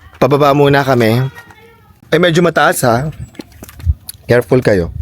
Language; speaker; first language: Filipino; native; Filipino